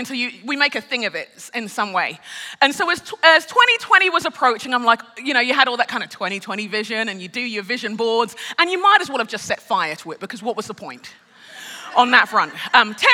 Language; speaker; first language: English; native; English